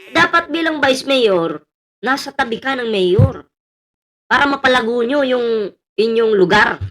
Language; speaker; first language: Filipino; native; Filipino